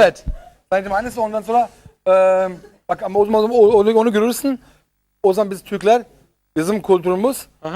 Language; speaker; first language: Turkish; early bilingual, heritage; Turkish